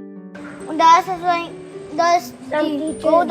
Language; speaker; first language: German; early bilingual, heritage; German